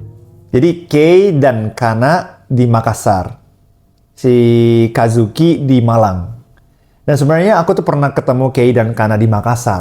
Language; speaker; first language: Indonesian; non-native, fluent; Japanese